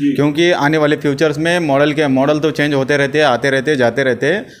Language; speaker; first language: Hindi; non-native, local second language; Urdu